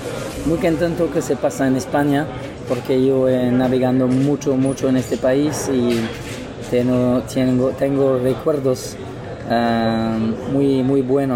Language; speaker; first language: Spanish; non-native, learner; French